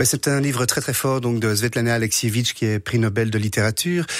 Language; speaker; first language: French; native; French